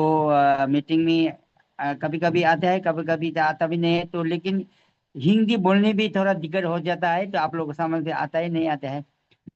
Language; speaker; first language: Hindi; non-native, learner; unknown